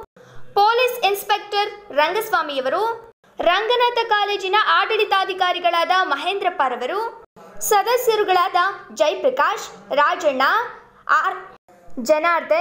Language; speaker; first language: Kannada; native; Kannada